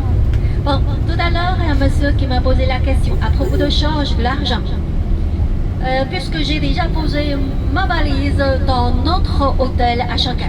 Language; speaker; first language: French; non-native, fluent; Chinese